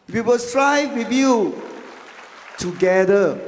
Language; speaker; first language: English; non-native, local second language; Chinese